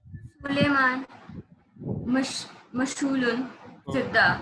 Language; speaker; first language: Arabic; non-native, learner; Urdu